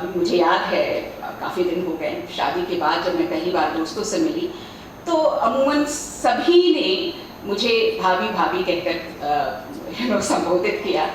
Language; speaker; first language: Hindi; native; Hindi